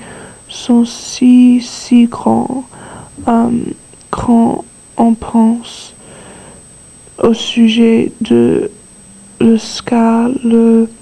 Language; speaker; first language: French; non-native, learner; English